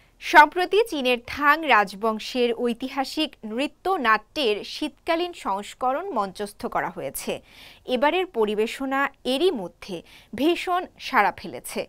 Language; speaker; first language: Bangla; native; Bangla